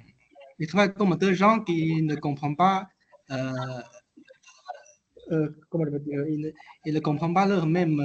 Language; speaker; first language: French; non-native, learner; Chinese